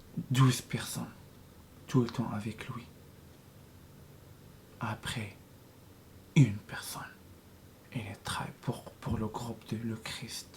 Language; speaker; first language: French; non-native, learner; Arabic